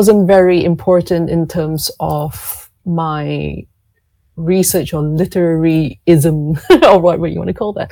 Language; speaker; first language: English; non-native, local second language; Cantonese